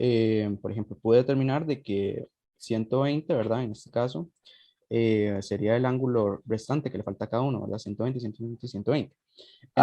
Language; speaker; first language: Spanish; native; Spanish